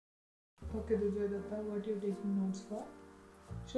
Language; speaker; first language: English; non-native, local second language; Hindi